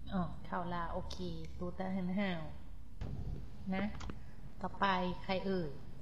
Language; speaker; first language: Thai; native; Thai